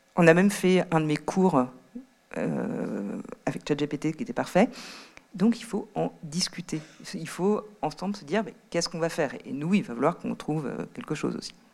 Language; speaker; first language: French; native; French